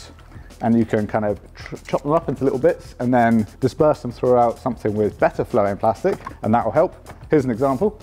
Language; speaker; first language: English; native; English